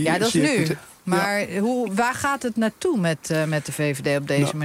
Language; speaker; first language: Dutch; native; Dutch